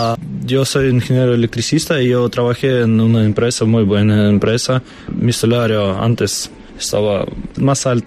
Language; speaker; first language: Spanish; non-native, learner; Russian